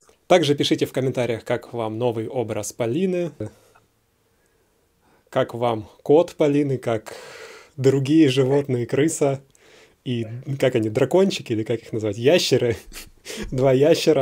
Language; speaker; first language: Russian; native; Russian